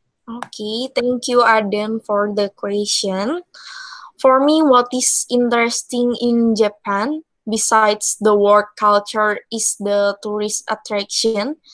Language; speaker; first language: English; non-native, learner; Indonesian